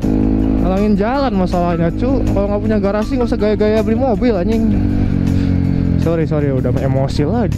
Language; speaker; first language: Indonesian; native; Indonesian